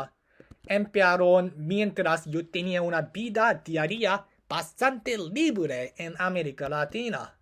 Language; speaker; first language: Spanish; non-native, learner; Korean